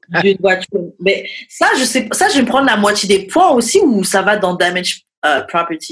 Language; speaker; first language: French; native; French